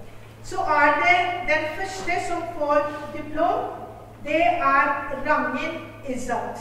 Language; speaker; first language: Norwegian; non-native, fluent; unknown